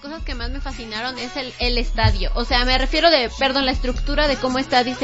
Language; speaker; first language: Spanish; native; Spanish